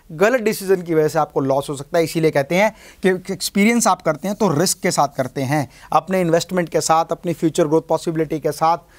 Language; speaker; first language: Hindi; native; Hindi